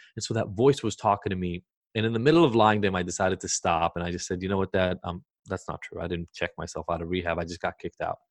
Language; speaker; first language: English; early bilingual, other home language; Hebrew